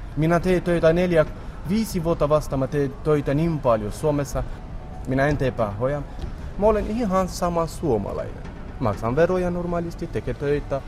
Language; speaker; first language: Finnish; non-native, learner; Romany